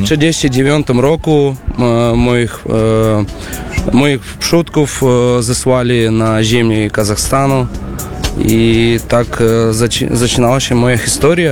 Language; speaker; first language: Polish; non-native, learner; Russian